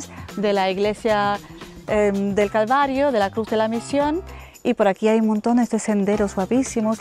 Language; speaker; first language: Spanish; native; Spanish